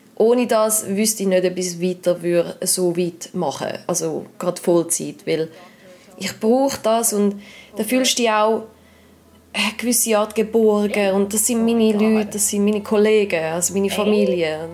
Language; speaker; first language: German; native; German